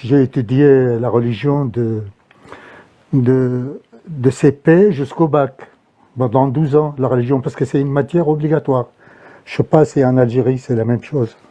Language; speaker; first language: French; non-native, fluent; Arabic